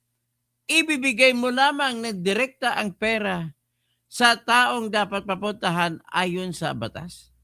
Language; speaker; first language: Filipino; native; Filipino